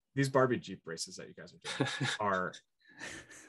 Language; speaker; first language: English; native; English